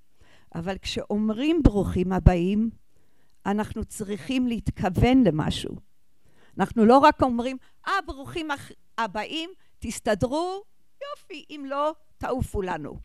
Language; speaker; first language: Hebrew; non-native, fluent; English